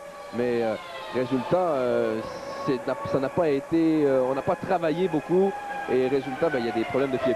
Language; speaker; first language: French; native; French